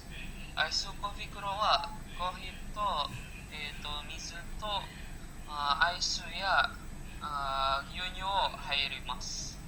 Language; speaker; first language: Japanese; non-native, learner; Indonesian